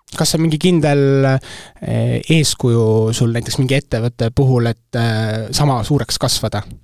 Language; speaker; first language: Estonian; native; Estonian